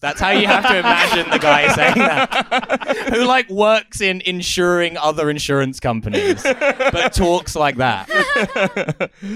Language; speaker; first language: English; native; English